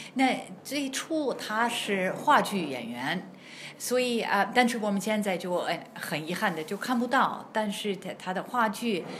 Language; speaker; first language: Chinese; non-native, fluent; German